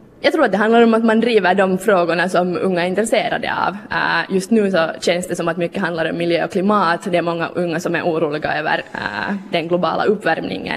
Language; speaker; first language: Swedish; native; Swedish